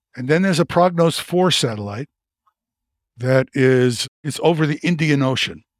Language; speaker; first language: English; native; English